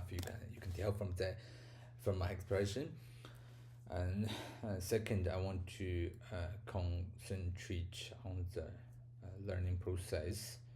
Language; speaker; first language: English; non-native, learner; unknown